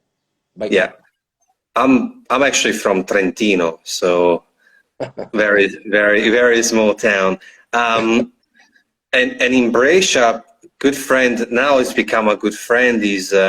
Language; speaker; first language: English; non-native, fluent; Italian